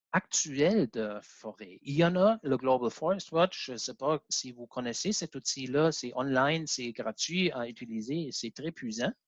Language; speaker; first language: French; non-native, fluent; German